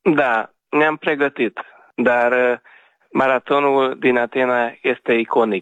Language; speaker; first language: Romanian; non-native, local second language; Hungarian